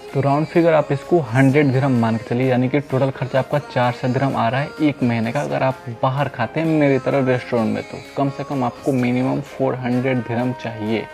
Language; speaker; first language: Hindi; native; Hindi